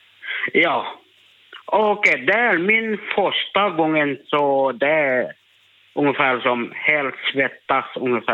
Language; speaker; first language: Swedish; non-native, learner; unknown